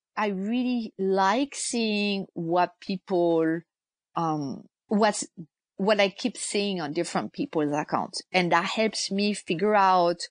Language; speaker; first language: English; non-native, fluent; French